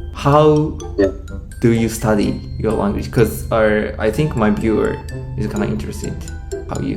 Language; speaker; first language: English; non-native, learner; Japanese